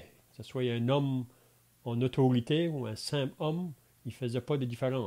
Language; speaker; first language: French; native; French